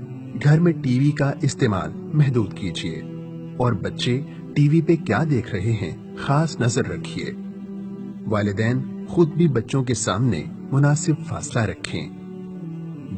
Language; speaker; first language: Urdu; native; Urdu